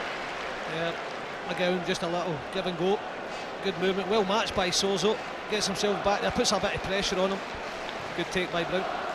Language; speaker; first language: English; native; English